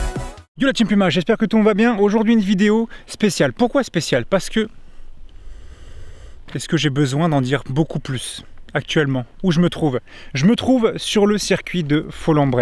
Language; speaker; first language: French; native; French